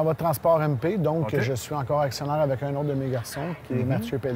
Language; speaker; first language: French; native; French